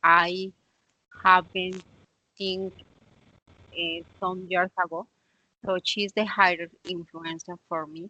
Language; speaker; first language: English; non-native, learner; Spanish